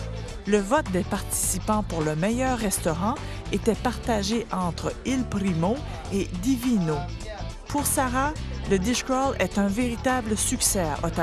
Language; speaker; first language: French; native; French